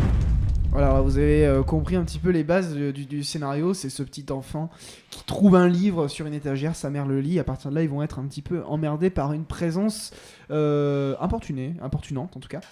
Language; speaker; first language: French; native; French